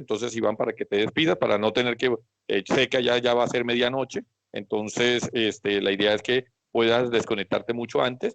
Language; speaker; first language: Spanish; native; Spanish